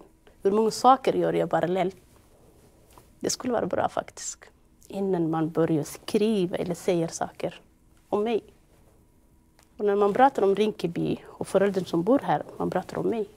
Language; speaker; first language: Swedish; non-native, fluent; Somali